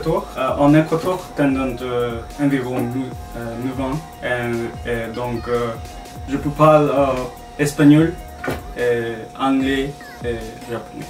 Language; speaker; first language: French; non-native, learner; Japanese